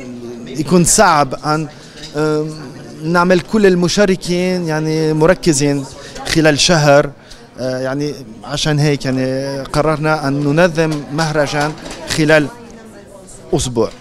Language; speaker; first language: Arabic; non-native, fluent; French